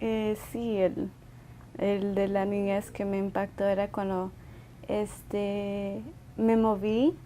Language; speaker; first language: Spanish; early bilingual, other home language; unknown